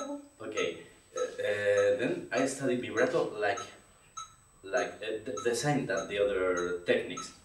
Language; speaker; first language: English; non-native, learner; Spanish